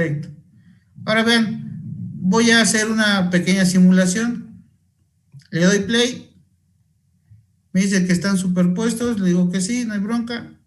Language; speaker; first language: Spanish; native; Spanish